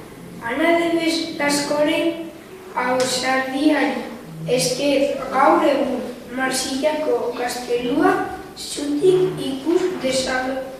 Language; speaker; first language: Basque; non-native, local second language; Spanish